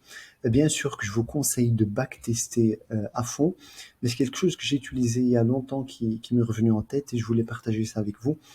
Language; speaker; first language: French; native; French